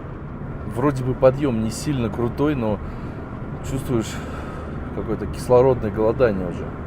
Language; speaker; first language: Russian; native; Russian